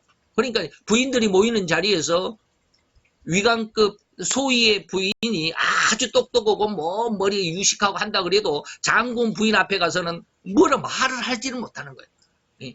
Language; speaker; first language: Korean; native; Korean